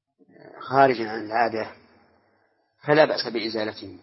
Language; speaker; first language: Arabic; native; Arabic